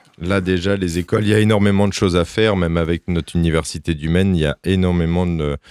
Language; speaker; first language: French; native; French